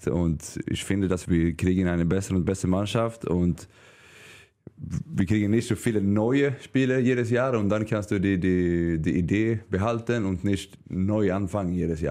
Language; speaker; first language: German; non-native, learner; Swedish